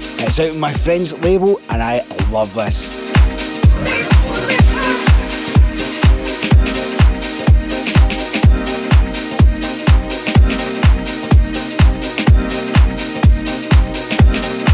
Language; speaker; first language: English; native; English